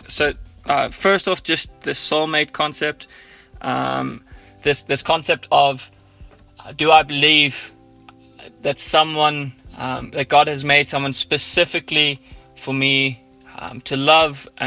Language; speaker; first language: English; native; English